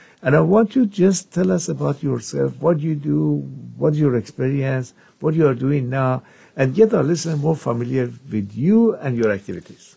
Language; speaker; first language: English; non-native, fluent; Persian